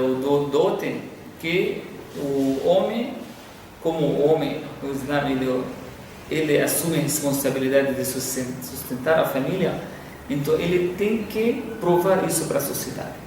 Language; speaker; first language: Portuguese; non-native, fluent; Arabic